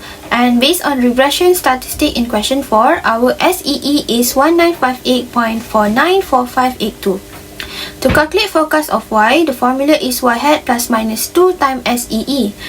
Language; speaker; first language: English; non-native, local second language; Malay